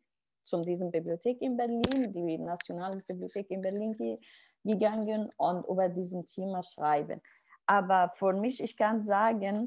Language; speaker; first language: German; non-native, learner; Arabic